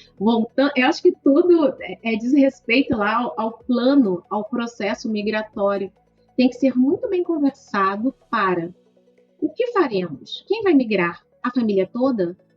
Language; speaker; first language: Portuguese; native; Portuguese